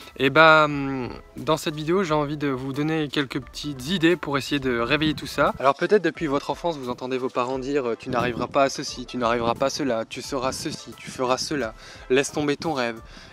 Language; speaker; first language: French; native; French